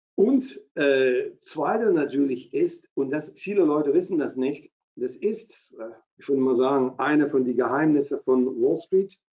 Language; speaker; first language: German; non-native, local second language; Dutch